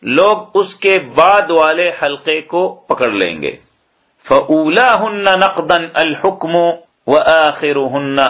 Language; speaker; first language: Urdu; native; Urdu